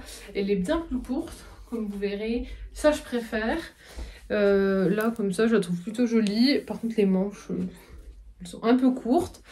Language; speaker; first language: French; native; French